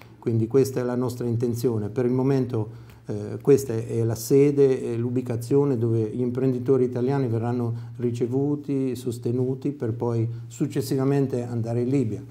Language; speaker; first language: Italian; native; Italian